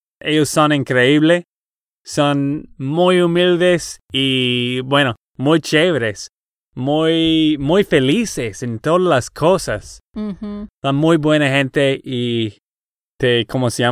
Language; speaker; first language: Spanish; non-native, fluent; English